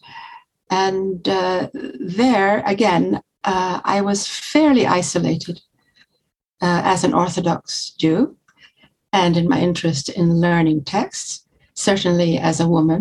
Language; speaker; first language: English; native; English